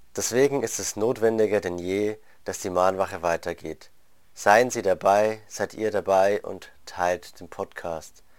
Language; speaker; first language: German; native; German